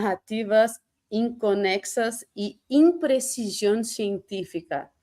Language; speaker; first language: Spanish; non-native, fluent; Portuguese